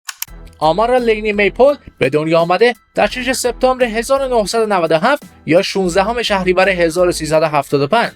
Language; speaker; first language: Persian; native; Persian